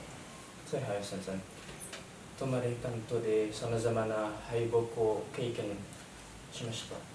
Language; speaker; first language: Japanese; non-native, learner; Indonesian